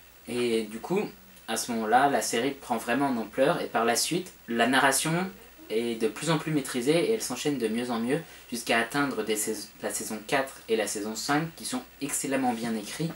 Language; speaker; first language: French; native; French